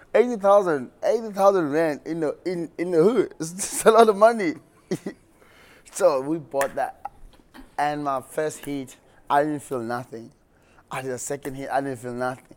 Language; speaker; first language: English; non-native, local second language; Xhosa